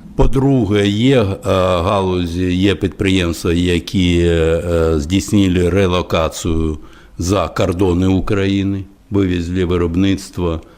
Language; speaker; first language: Ukrainian; non-native, local second language; Russian